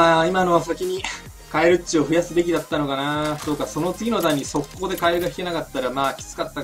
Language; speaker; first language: Japanese; native; Japanese